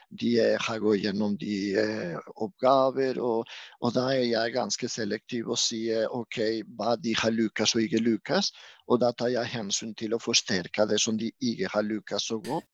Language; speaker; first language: Norwegian; non-native, fluent; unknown